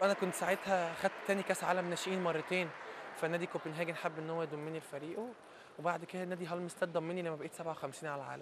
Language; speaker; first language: Arabic; native; Arabic